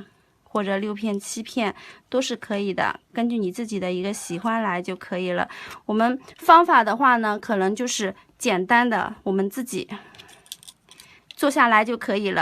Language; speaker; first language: Chinese; native; Chinese